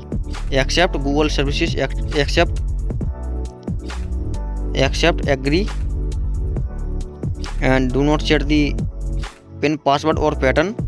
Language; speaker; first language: English; non-native, local second language; Hindi